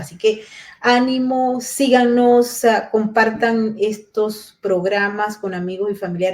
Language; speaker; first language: Spanish; native; Spanish